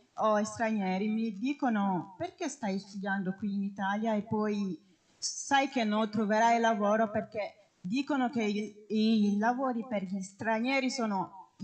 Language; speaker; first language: Italian; non-native, fluent; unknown